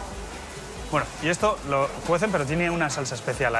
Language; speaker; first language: Spanish; native; Spanish